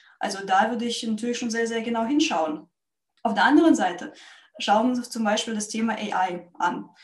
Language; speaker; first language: German; non-native, fluent; Russian